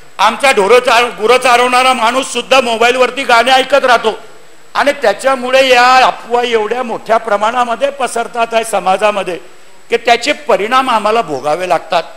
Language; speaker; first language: Marathi; native; Marathi